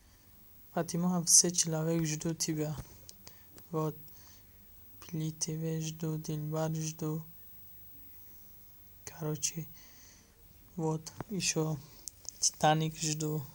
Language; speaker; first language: Russian; non-native, learner; Tajik